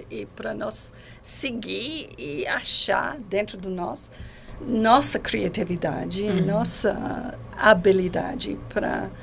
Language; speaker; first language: Portuguese; non-native, learner; English